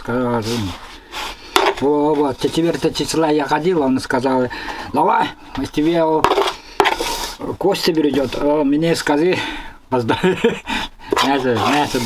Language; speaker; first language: Russian; non-native, local second language; Yakut